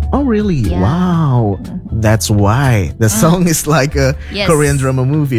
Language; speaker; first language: English; non-native, learner; Indonesian